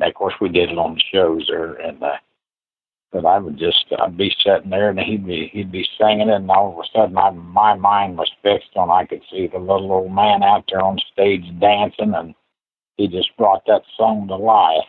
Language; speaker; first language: English; native; English